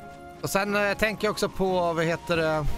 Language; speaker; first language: Swedish; native; Swedish